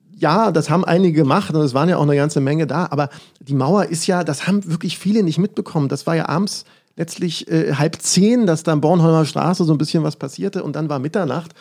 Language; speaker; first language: German; native; German